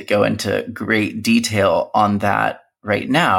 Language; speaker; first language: English; native; English